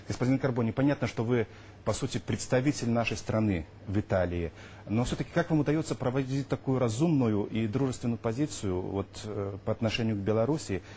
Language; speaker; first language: Russian; native; Russian